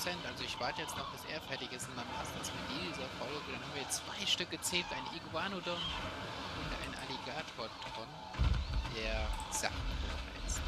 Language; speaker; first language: German; native; German